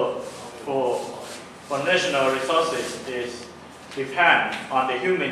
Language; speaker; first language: English; non-native, learner; Thai